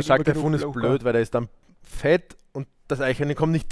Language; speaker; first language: German; native; German